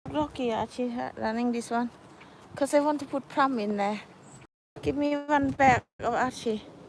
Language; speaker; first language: English; non-native, learner; Northeastern Thai